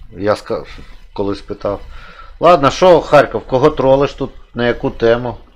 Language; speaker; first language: Ukrainian; native; Ukrainian